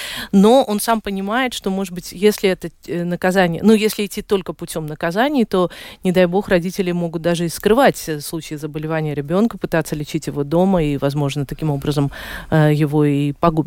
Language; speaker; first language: Russian; native; Russian